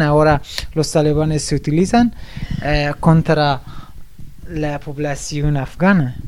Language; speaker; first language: Spanish; non-native, fluent; Persian